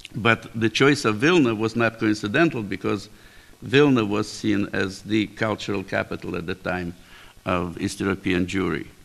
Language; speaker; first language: English; native; English